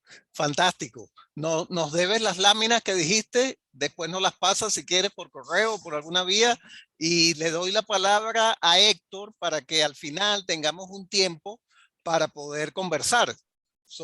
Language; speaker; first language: Spanish; native; Spanish